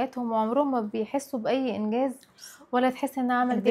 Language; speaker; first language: Arabic; native; Arabic